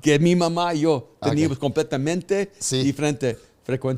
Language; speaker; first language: Spanish; early bilingual, heritage; Spanish